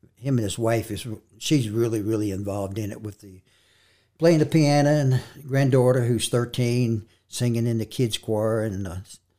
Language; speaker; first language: English; native; English